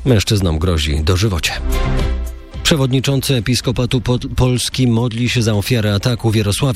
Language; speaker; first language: Polish; native; Polish